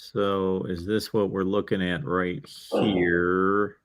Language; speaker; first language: English; native; English